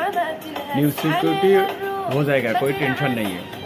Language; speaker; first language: Hindi; non-native, local second language; Bangla